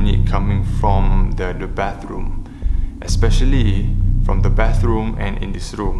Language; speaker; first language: English; non-native, local second language; Malay